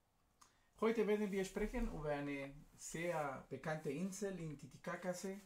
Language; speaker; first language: German; non-native, fluent; Spanish